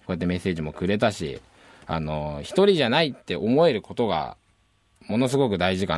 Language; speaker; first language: Japanese; native; Japanese